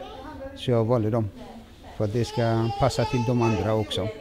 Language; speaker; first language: Swedish; non-native, fluent; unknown